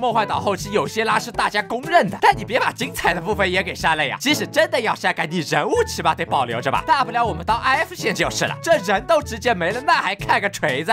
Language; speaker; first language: Chinese; native; Chinese